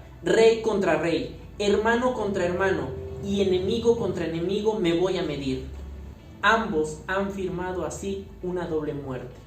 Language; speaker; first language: Spanish; native; Spanish